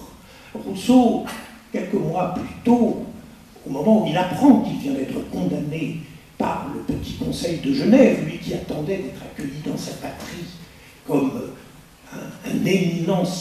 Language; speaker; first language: French; native; French